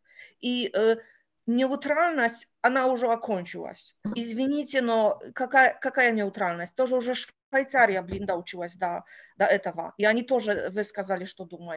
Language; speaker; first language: Russian; non-native, fluent; Polish